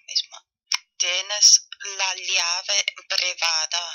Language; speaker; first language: Spanish; non-native, fluent; German